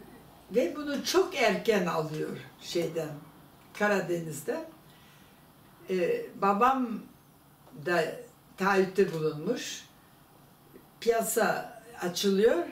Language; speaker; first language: Turkish; non-native, fluent; German